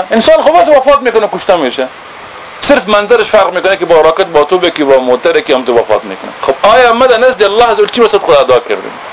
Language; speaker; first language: Persian; native; Persian